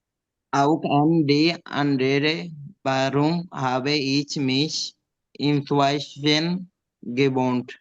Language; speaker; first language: German; non-native, learner; Bangla